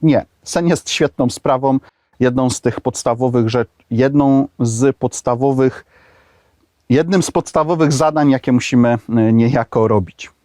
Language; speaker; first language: Polish; native; Polish